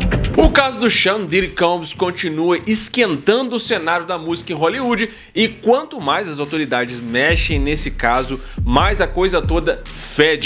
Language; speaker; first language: Portuguese; native; Portuguese